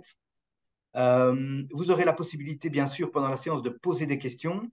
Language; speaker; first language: French; native; French